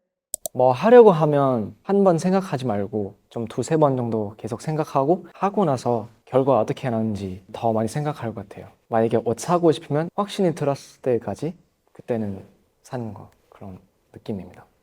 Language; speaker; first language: Korean; non-native, fluent; Thai